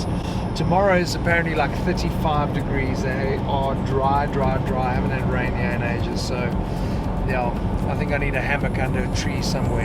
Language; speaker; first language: English; native; English